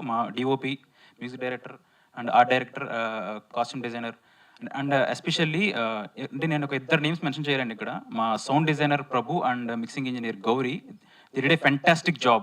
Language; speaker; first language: Telugu; native; Telugu